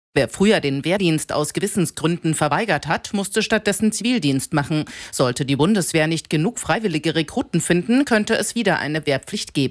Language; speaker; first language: German; native; German